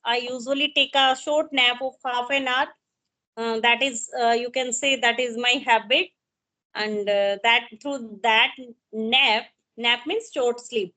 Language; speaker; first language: English; non-native, local second language; Hindi